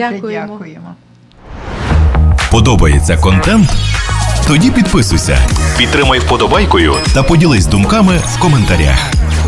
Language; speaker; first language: Ukrainian; early bilingual, heritage; Ukrainian